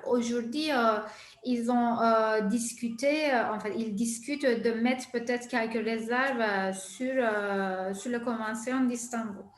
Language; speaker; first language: French; non-native, fluent; Turkish